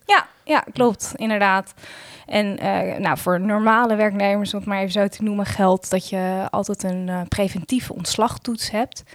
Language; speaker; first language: Dutch; native; Dutch